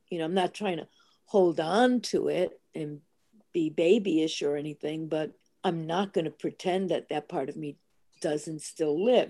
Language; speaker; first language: English; early bilingual, other home language; Italian